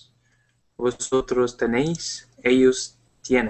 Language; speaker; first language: Spanish; non-native, learner; English